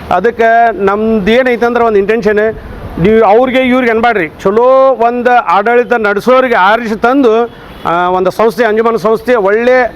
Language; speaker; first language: Kannada; non-native, local second language; Urdu